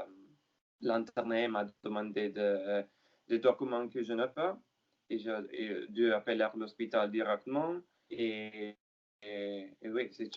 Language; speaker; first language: French; non-native, learner; Italian